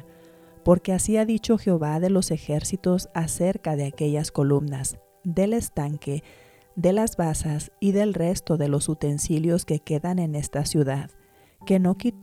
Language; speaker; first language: Spanish; native; Spanish